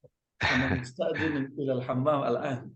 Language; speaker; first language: Arabic; non-native, fluent; Indonesian